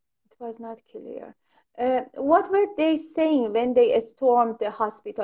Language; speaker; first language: English; non-native, fluent; Persian